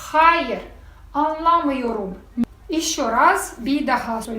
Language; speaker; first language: Turkish; non-native, fluent; Russian